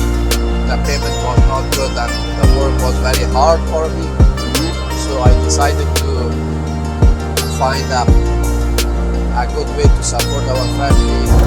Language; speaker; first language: English; non-native, learner; Persian